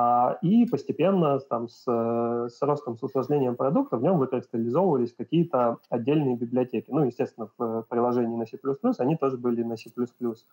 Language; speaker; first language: Russian; native; Russian